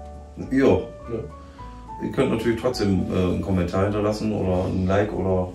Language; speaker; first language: German; native; German